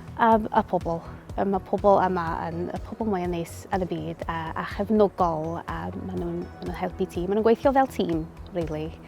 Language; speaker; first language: Welsh; non-native, local second language; English